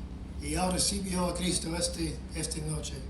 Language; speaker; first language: Spanish; non-native, fluent; English